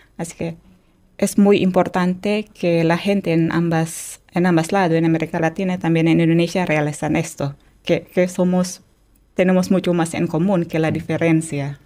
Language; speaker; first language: Spanish; non-native, fluent; Indonesian